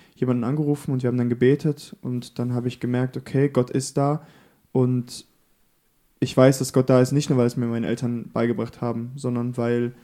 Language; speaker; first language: German; native; German